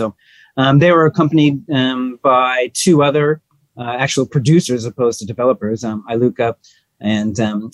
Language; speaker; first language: English; native; English